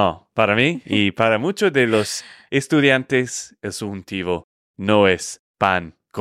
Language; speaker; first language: Spanish; non-native, fluent; English